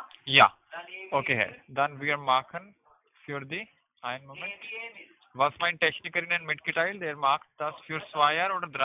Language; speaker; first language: German; non-native, learner; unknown